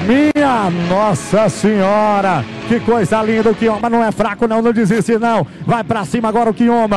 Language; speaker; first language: Portuguese; native; Portuguese